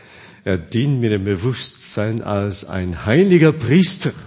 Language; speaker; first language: German; non-native, fluent; Korean